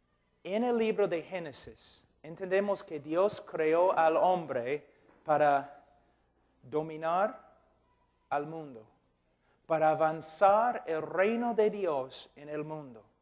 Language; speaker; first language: Spanish; non-native, fluent; English